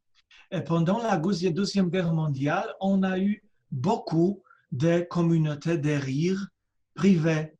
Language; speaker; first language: French; non-native, fluent; Polish